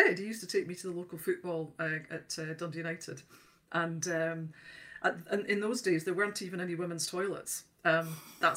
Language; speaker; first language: English; native; English